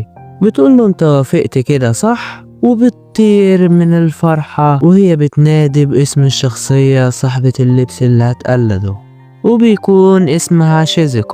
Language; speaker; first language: Arabic; native; Arabic